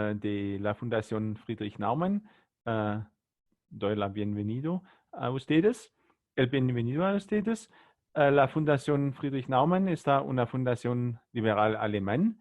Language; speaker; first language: Spanish; non-native, learner; German